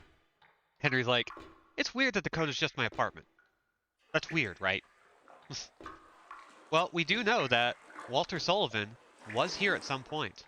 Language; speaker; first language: English; native; English